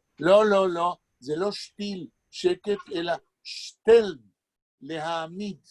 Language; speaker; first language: Hebrew; native; Hebrew